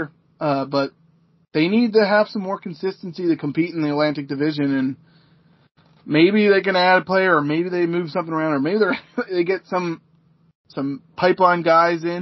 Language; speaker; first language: English; native; English